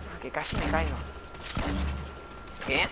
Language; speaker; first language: Spanish; native; Spanish